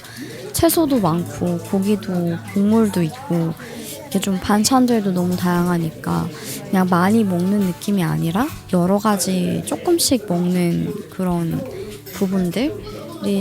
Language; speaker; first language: Korean; non-native, fluent; Persian